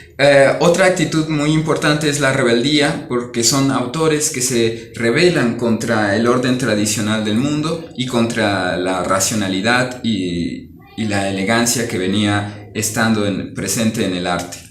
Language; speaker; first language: Spanish; native; Spanish